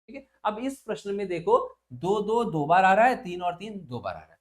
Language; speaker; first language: Hindi; non-native, local second language; Marathi